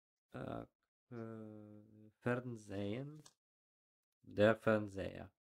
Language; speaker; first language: German; non-native, learner; Ukrainian